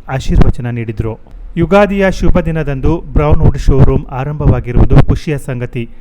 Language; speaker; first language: Kannada; native; Kannada